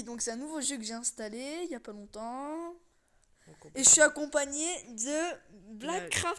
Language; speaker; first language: French; native; French